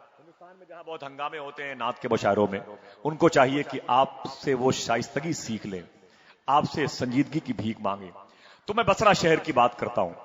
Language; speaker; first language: Urdu; native; Urdu